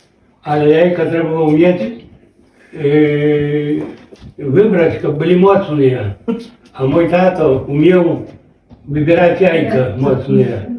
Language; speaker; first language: Polish; non-native, local second language; Belarusian